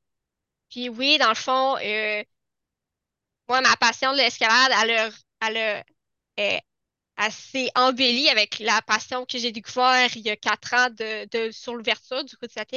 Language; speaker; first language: French; native; French